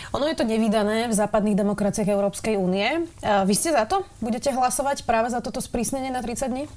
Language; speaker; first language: Slovak; native; Slovak